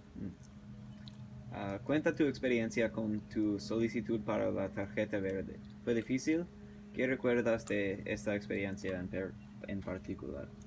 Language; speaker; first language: Spanish; early bilingual, heritage; English